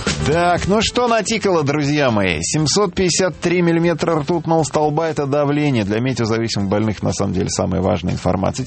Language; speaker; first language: Russian; native; Russian